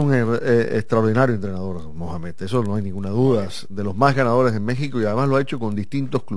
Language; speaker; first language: Spanish; native; Spanish